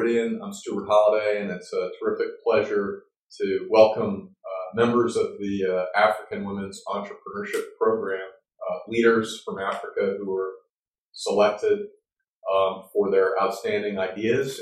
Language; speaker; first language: English; native; English